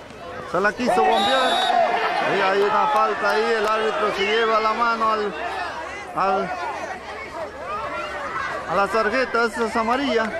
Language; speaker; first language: Spanish; native; Spanish